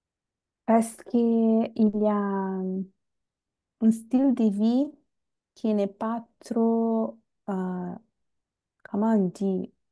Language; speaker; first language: French; non-native, fluent; Bangla